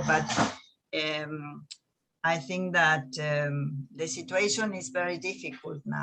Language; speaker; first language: English; non-native, learner; Spanish